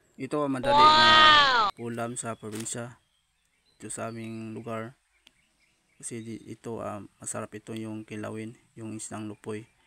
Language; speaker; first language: Filipino; non-native, local second language; Cebuano